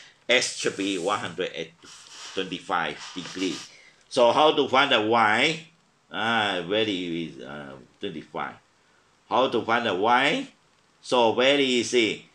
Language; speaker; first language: English; non-native, local second language; Chinese